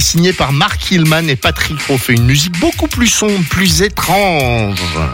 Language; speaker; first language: French; native; French